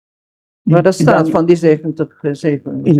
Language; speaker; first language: Dutch; non-native, learner; Spanish